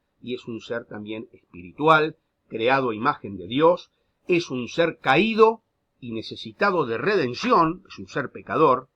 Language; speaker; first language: Spanish; native; Spanish